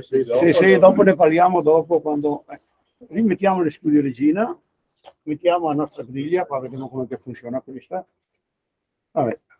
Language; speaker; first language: Italian; native; Italian